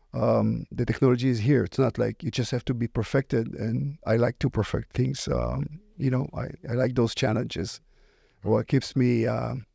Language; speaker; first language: English; non-native, fluent; Hebrew